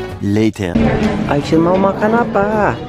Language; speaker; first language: Indonesian; non-native, learner; Turkish